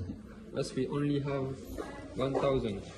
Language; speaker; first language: English; non-native, learner; Dutch